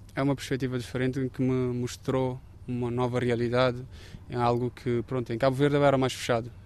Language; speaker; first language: Portuguese; non-native, local second language; Kabuverdianu